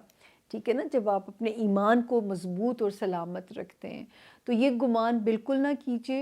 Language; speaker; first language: Urdu; native; Urdu